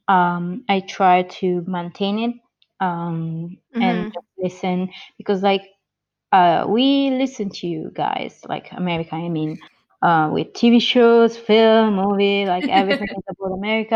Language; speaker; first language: English; non-native, fluent; Italian